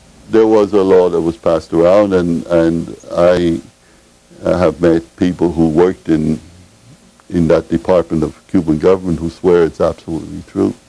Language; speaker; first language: English; native; English